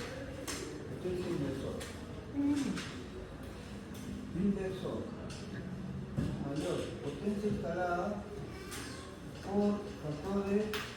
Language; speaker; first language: Spanish; native; Spanish